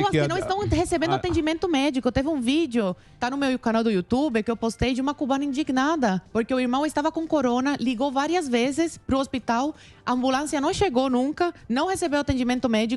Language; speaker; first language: Portuguese; non-native, fluent; Spanish